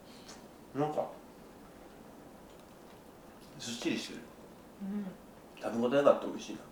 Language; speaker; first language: Japanese; native; Japanese